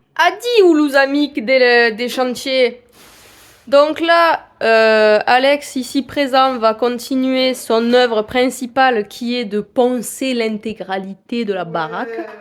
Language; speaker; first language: French; native; French